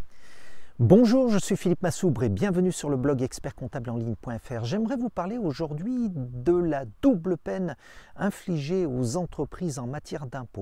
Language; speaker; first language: French; native; French